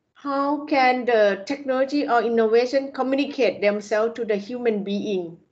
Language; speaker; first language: English; non-native, fluent; Thai